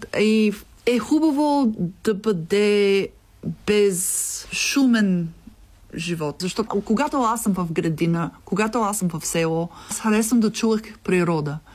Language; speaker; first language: Bulgarian; non-native, learner; English